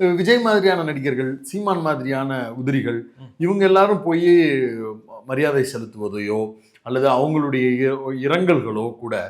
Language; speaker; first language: Tamil; native; Tamil